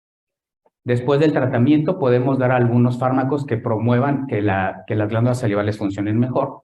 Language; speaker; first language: Spanish; native; Spanish